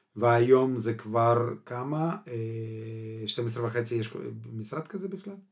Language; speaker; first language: Hebrew; non-native, fluent; Russian